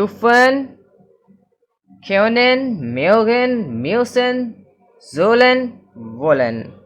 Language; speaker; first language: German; non-native, fluent; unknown